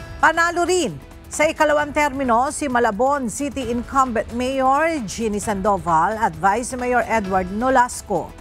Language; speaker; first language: Filipino; native; Filipino